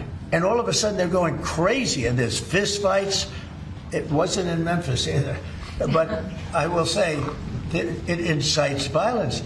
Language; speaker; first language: English; native; English